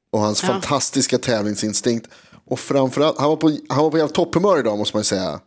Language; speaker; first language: Swedish; native; Swedish